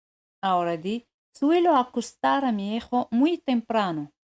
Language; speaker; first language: Spanish; non-native, fluent; French